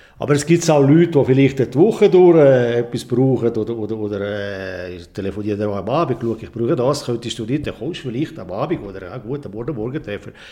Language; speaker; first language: German; native; German